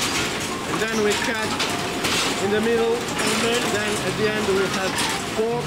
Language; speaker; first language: English; non-native, fluent; Italian